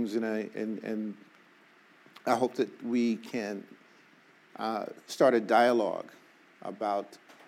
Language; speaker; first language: English; native; English